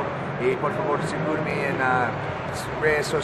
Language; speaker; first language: Spanish; non-native, learner; English